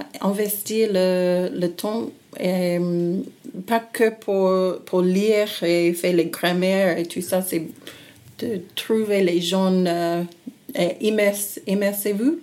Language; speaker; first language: French; non-native, learner; English